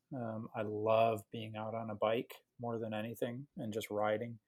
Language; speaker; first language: English; native; English